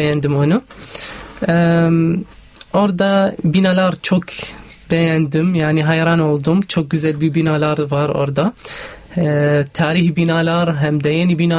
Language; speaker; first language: Turkish; non-native, learner; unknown